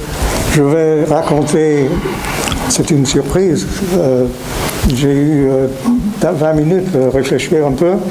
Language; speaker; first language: French; non-native, fluent; English